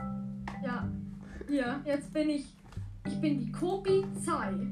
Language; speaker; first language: German; native; German